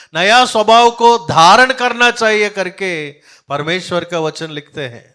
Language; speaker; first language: Hindi; non-native, local second language; Telugu